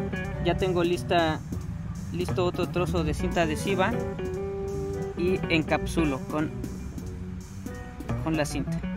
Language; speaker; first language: Spanish; native; Spanish